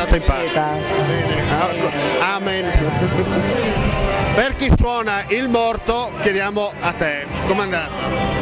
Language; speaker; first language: Italian; native; Italian